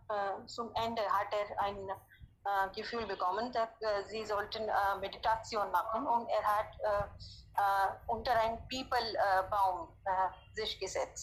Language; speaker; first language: German; non-native, learner; Hindi